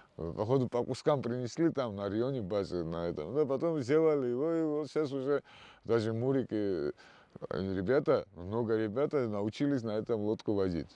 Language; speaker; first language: Russian; non-native, local second language; Georgian